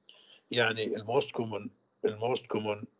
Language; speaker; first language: Arabic; native; Arabic